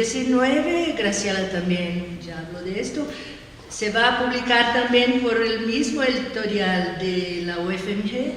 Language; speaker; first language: Spanish; non-native, learner; Portuguese